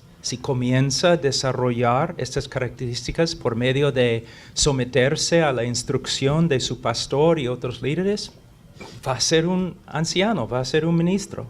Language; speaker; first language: Spanish; non-native, fluent; English